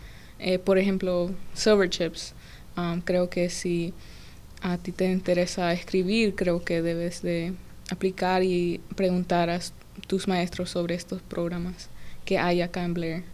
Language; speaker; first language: Spanish; early bilingual, heritage; English